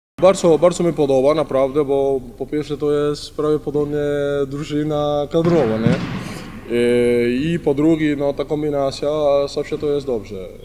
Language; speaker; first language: Polish; non-native, learner; Spanish